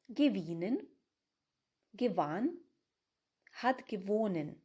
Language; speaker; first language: German; non-native, fluent; Ukrainian